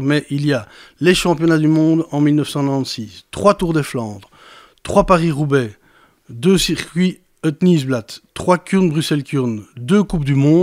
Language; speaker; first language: French; native; French